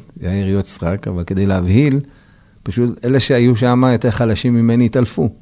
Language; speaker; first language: Hebrew; non-native, fluent; Persian